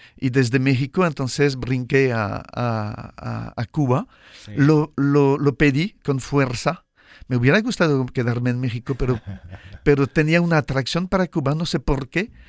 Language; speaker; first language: Spanish; non-native, fluent; French